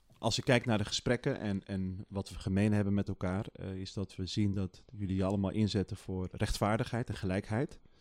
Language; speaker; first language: Dutch; early bilingual, other home language; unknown